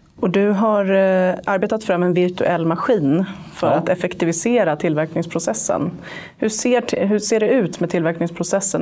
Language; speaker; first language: Swedish; native; Swedish